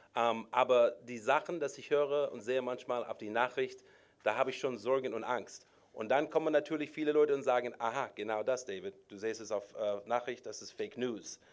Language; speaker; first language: German; non-native, fluent; English